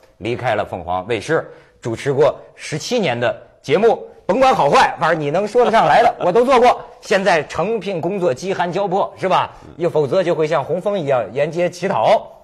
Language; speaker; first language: Chinese; native; Chinese